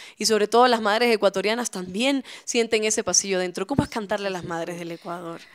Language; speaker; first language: Spanish; native; Spanish